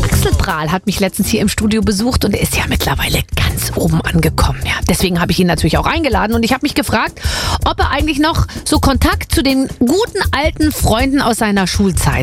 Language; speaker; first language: German; native; German